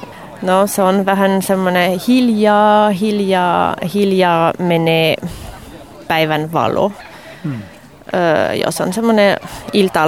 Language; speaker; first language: Finnish; non-native, fluent; French